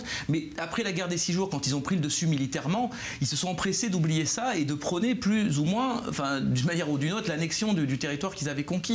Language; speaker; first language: French; native; French